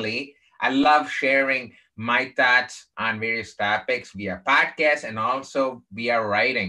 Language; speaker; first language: English; non-native, local second language; Tamil